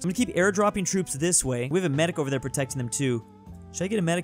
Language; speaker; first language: English; native; English